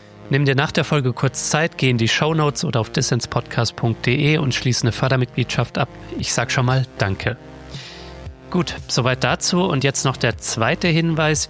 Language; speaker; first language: German; native; German